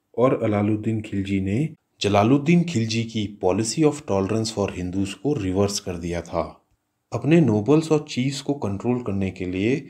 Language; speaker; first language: Hindi; native; Hindi